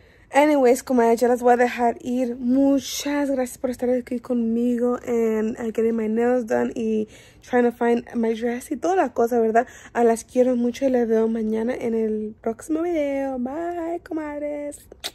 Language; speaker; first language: Spanish; early bilingual, heritage; Spanish